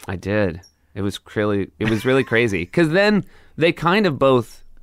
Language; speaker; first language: English; native; English